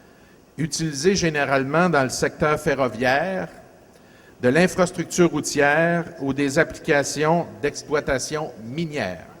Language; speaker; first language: French; native; French